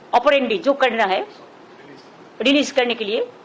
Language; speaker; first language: Hindi; non-native, local second language; Bangla